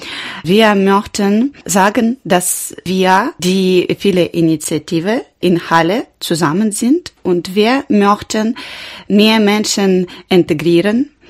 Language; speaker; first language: German; non-native, learner; Ukrainian